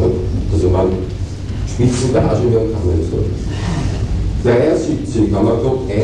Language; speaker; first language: German; native; German